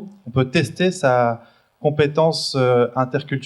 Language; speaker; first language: French; native; French